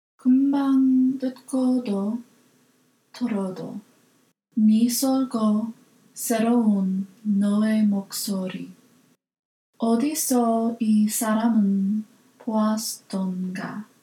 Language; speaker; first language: Korean; non-native, learner; English